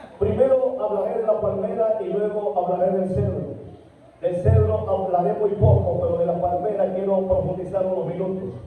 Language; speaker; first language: Spanish; native; Spanish